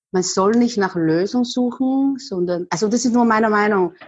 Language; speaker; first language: German; non-native, fluent; Chinese